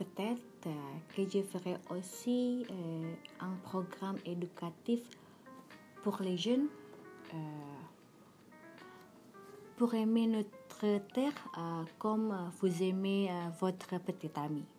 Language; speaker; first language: French; non-native, learner; Indonesian